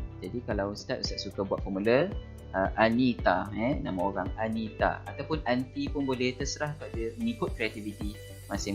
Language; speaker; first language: Malay; native; Malay